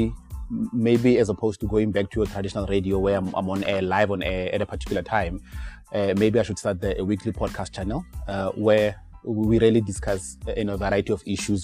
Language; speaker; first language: English; non-native, local second language; Tswana